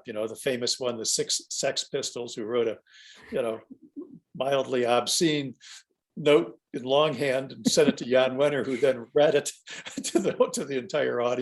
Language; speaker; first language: English; native; English